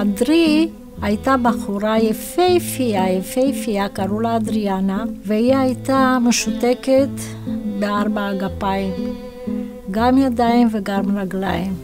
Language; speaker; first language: Hebrew; non-native, fluent; Romanian